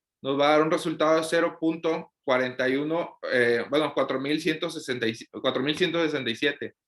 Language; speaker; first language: Spanish; native; Spanish